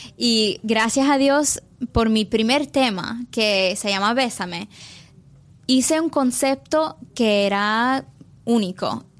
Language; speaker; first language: Spanish; early bilingual, heritage; English